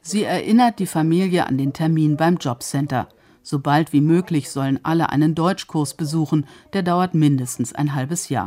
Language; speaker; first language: German; native; German